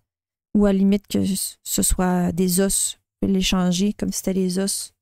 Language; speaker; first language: French; native; French